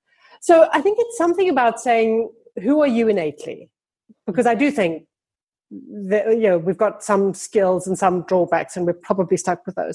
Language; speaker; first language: English; native; English